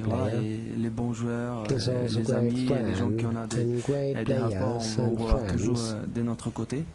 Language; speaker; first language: French; non-native, fluent; Portuguese